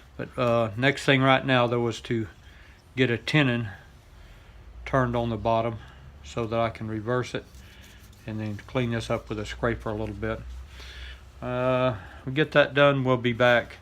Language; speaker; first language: English; native; English